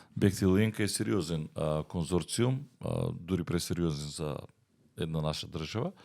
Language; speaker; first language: Macedonian; native; Macedonian